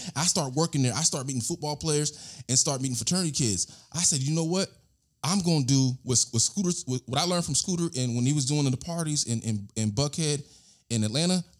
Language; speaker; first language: English; native; English